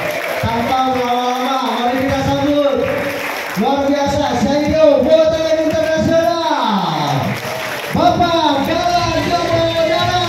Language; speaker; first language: Indonesian; native; Indonesian